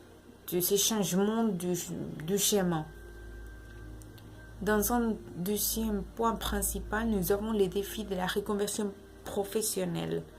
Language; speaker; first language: French; non-native, learner; Spanish